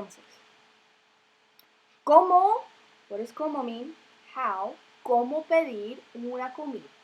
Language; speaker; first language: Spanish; non-native, fluent; English